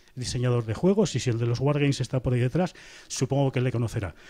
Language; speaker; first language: Spanish; native; Spanish